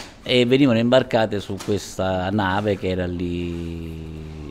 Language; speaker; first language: Italian; native; Italian